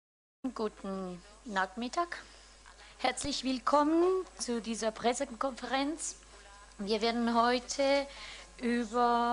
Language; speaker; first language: German; non-native, fluent; Spanish